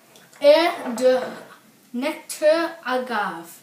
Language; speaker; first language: French; non-native, learner; English